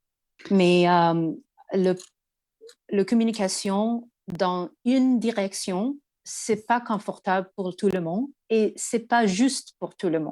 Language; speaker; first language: French; non-native, learner; English